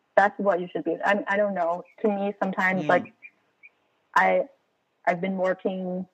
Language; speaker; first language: English; non-native, fluent; Portuguese